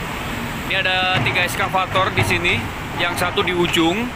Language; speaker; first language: Indonesian; non-native, local second language; Javanese